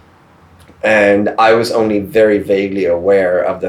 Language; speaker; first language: English; non-native, fluent; Swedish